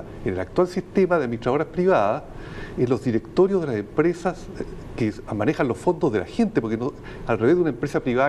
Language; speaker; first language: Spanish; native; Spanish